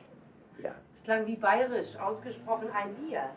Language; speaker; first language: German; native; German